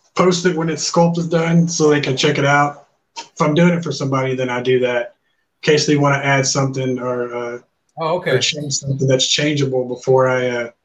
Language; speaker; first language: English; native; English